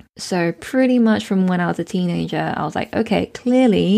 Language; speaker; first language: English; native; English